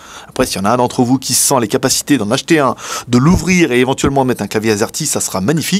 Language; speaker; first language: French; native; French